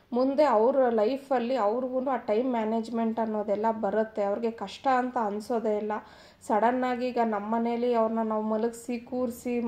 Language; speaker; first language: Kannada; non-native, local second language; Telugu